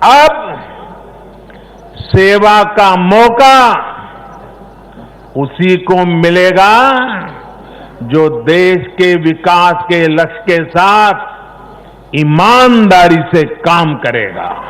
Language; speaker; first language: Hindi; non-native, local second language; Gujarati